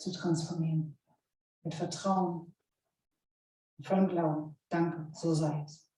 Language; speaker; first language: German; native; German